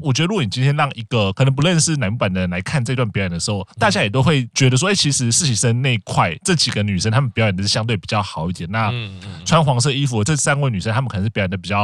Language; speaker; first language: Chinese; native; Chinese